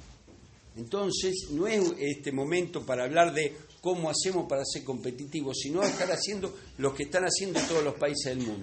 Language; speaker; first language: Spanish; native; Spanish